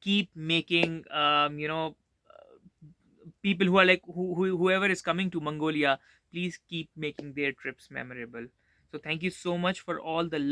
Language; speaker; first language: English; non-native, local second language; Hindi